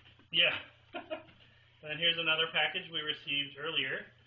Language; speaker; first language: English; native; English